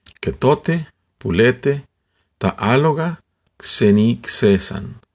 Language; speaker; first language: Greek; non-native, learner; Spanish